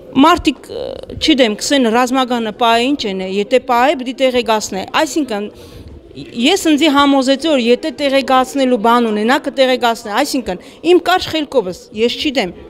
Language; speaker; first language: Armenian; native; Armenian